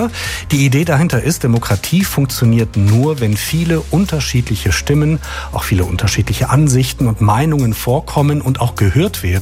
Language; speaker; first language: German; native; German